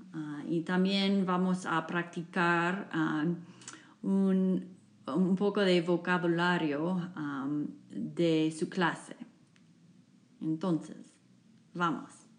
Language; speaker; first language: Spanish; non-native, fluent; English